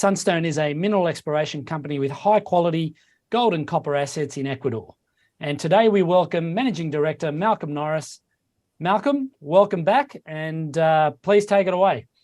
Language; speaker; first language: English; native; English